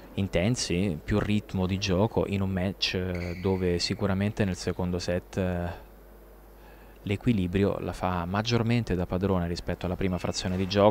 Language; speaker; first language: Italian; native; Italian